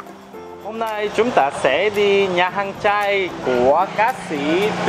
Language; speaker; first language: Vietnamese; non-native, learner; Korean